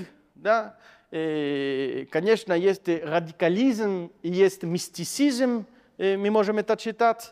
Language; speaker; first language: Russian; non-native, fluent; French